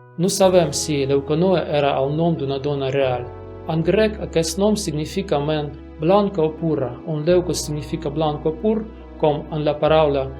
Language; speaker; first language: Catalan; non-native, learner; Russian